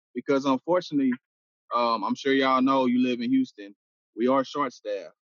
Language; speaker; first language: English; native; English